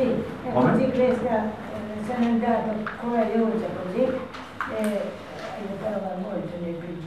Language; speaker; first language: Italian; non-native, learner; Albanian